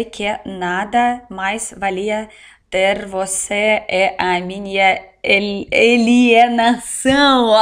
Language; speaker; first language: Portuguese; non-native, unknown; Russian